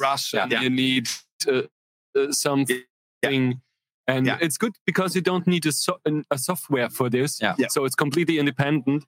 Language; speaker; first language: English; non-native, fluent; German